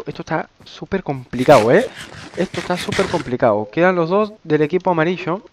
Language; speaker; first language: Spanish; native; Spanish